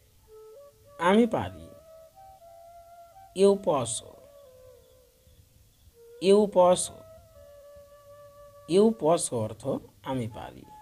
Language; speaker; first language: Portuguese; non-native, learner; Bangla